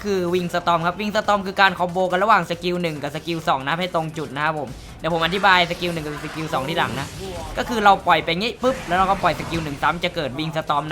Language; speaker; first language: Thai; native; Thai